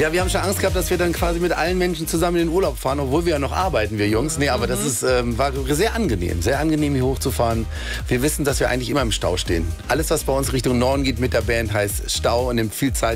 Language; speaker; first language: German; native; German